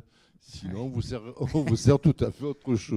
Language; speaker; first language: French; native; French